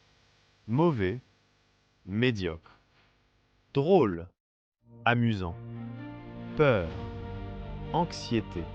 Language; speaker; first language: French; non-native, local second language; Malagasy